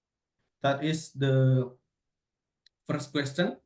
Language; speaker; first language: English; non-native, learner; Indonesian